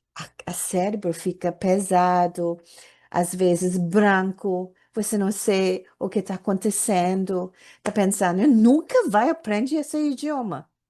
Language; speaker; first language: Portuguese; non-native, learner; English